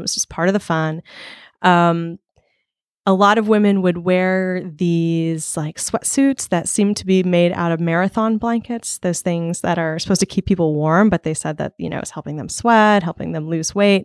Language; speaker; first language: English; native; English